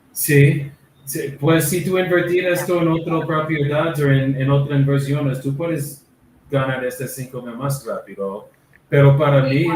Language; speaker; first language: Spanish; non-native, learner; English